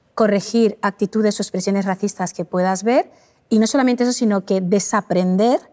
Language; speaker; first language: Spanish; early bilingual, other home language; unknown